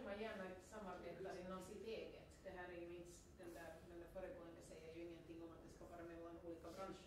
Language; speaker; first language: Swedish; native; Swedish